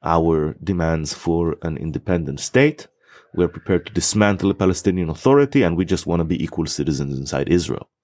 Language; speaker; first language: English; non-native, fluent; Hebrew